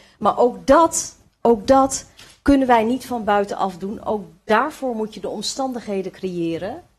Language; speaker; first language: Dutch; early bilingual, other home language; Kurdish